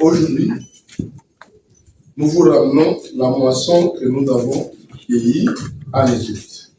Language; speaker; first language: French; non-native, local second language; Lingala